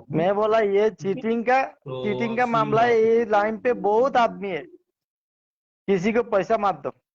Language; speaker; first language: Hindi; non-native, learner; Bangla